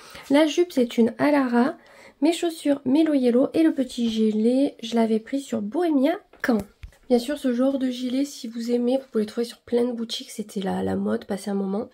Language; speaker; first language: French; native; French